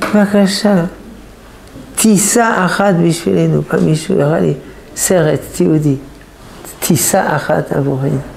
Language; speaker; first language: Hebrew; non-native, fluent; French